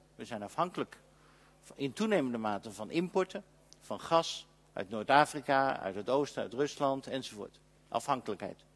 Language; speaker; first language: Dutch; native; Dutch